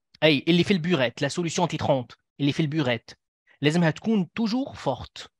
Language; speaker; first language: French; non-native, local second language; Arabic